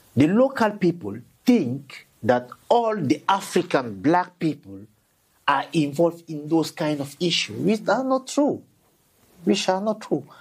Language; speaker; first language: English; non-native, local second language; French